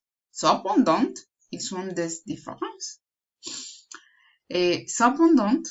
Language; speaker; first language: French; non-native, learner; Spanish